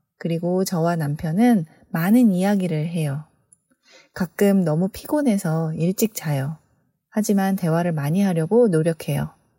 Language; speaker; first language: Korean; native; Korean